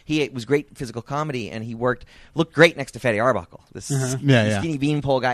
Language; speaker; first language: English; native; English